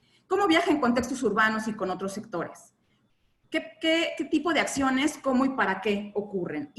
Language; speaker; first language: Spanish; native; Spanish